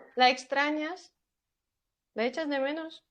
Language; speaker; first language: Spanish; non-native, fluent; Russian